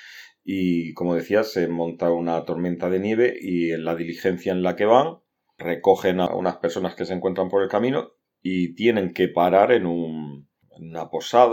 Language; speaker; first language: Spanish; native; Spanish